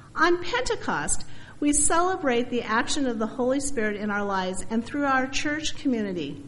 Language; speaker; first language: English; native; English